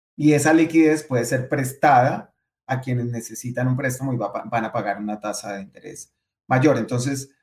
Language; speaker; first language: Spanish; native; Spanish